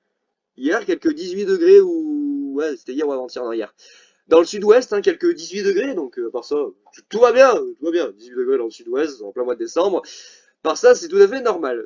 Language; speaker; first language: French; native; French